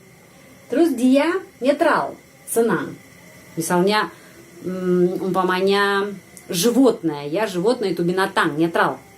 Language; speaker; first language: Indonesian; non-native, fluent; Russian